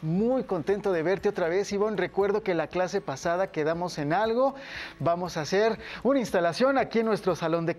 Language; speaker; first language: Spanish; native; Spanish